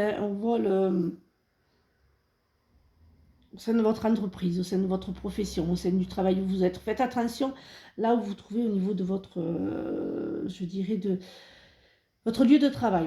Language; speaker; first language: French; native; French